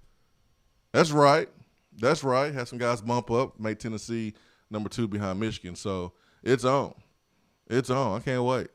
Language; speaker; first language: English; native; English